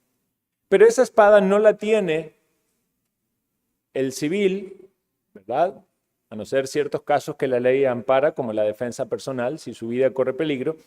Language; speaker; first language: Spanish; native; Spanish